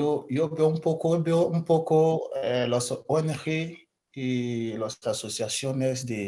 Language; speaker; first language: Spanish; non-native, learner; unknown